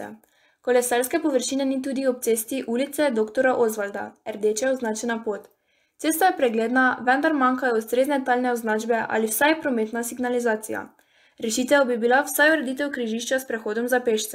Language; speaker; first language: Slovenian; native; Slovenian